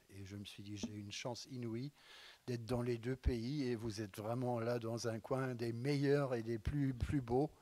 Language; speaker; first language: French; non-native, fluent; German